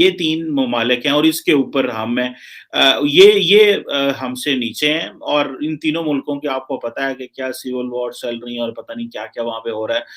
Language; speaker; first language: Urdu; non-native, local second language; Punjabi